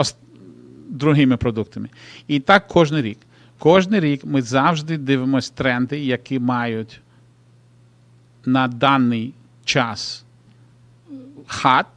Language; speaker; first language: Ukrainian; non-native, local second language; Russian